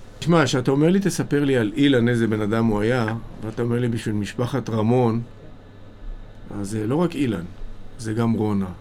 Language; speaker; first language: Hebrew; native; Hebrew